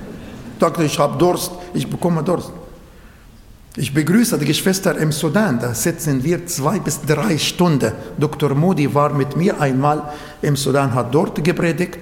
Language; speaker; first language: German; non-native, fluent; Arabic